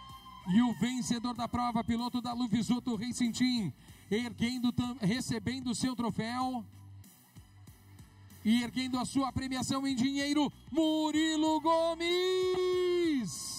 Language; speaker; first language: Portuguese; native; Portuguese